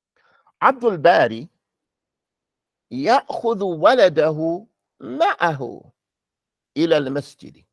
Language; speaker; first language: Arabic; non-native, fluent; English